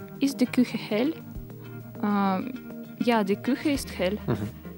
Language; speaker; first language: German; non-native, learner; Russian